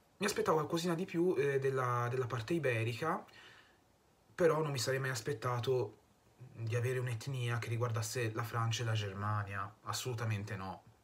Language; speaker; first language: Italian; native; Italian